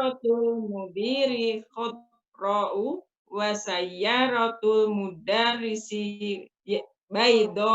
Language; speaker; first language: Arabic; non-native, learner; Indonesian